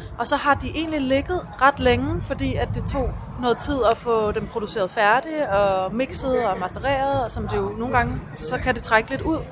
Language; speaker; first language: Danish; native; Danish